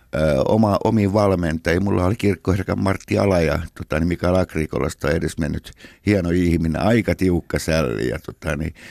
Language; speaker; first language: Finnish; native; Finnish